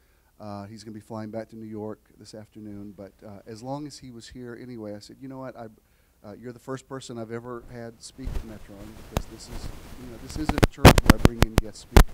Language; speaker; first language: English; native; English